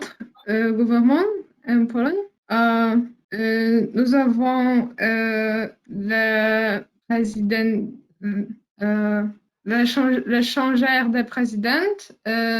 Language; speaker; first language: French; non-native, learner; Polish